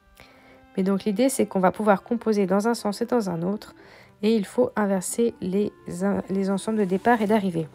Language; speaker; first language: French; native; French